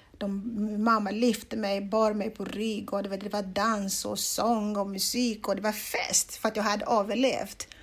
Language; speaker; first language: Swedish; non-native, fluent; Kongo